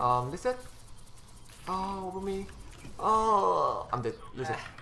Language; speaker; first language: English; non-native, learner; Korean